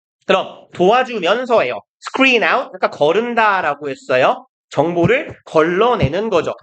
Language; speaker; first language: Korean; native; Korean